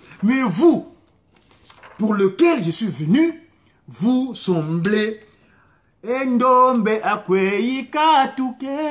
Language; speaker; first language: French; non-native, local second language; Kongo